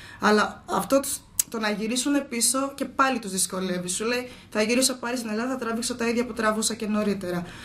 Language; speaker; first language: Greek; early bilingual, other home language; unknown